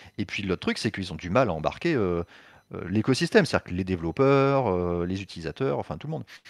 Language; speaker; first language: French; native; French